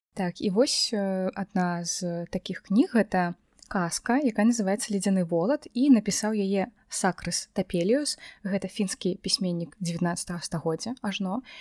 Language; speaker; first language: Belarusian; non-native, local second language; Russian